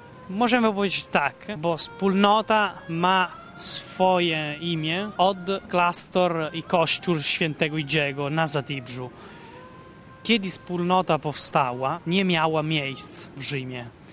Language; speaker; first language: Polish; non-native, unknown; Italian